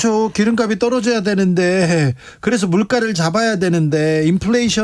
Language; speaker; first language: Korean; native; Korean